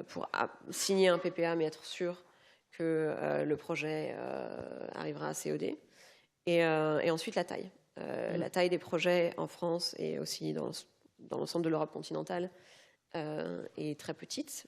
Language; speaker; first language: French; native; French